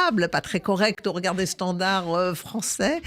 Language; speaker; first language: French; native; French